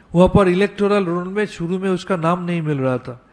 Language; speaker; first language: Hindi; non-native, local second language; Bangla